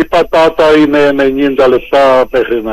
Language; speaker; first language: Greek; native; Greek